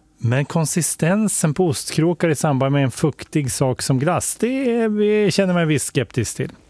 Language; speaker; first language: Swedish; native; Swedish